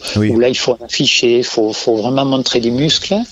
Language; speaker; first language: French; native; French